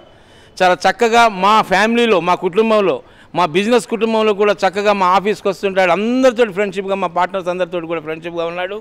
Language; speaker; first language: Telugu; native; Telugu